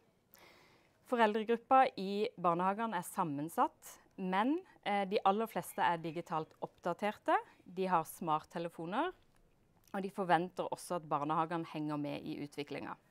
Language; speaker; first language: Norwegian; native; Norwegian